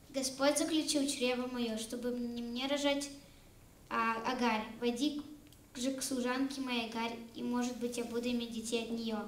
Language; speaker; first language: Russian; early bilingual, heritage; Russian